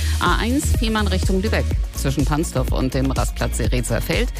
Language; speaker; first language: German; native; German